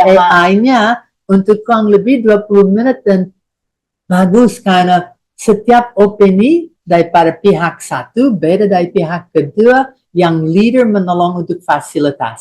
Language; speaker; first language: Indonesian; non-native, fluent; English